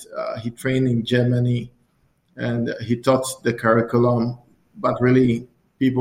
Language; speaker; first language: English; non-native, local second language; Akan